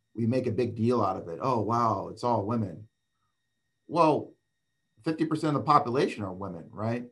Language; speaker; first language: English; native; English